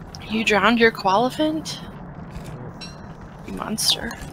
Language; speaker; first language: English; native; English